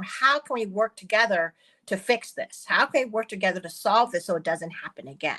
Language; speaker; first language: English; early bilingual, other home language; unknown